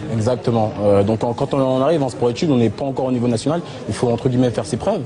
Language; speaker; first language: French; early bilingual, other home language; Lingala